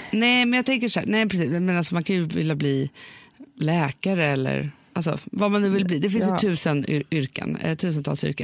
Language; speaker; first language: Swedish; native; Swedish